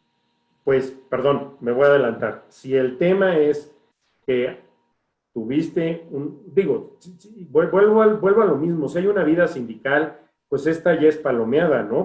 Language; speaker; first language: Spanish; native; Spanish